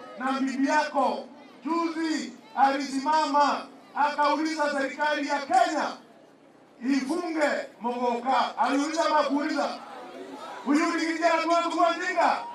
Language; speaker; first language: Swahili; non-native, local second language; Embu